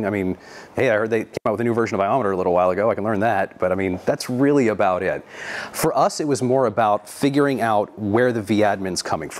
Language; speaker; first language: English; native; English